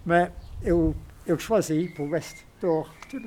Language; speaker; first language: French; non-native, learner; English